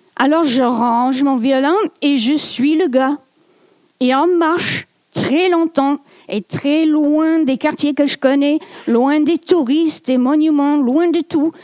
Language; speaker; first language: French; non-native, fluent; English